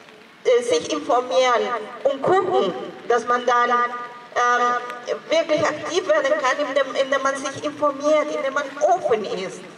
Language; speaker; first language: German; non-native, fluent; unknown